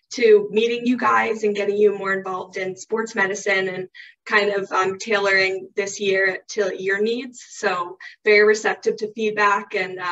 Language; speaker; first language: English; native; English